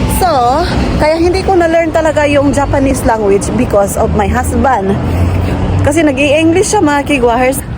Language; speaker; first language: Filipino; non-native, local second language; Cebuano